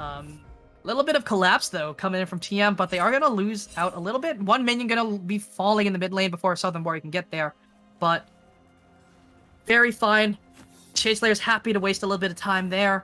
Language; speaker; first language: English; native; English